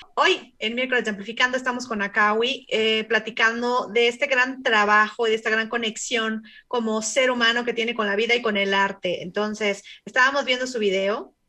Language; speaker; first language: Spanish; native; Spanish